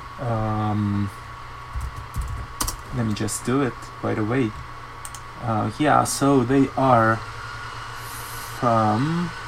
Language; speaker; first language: English; non-native, fluent; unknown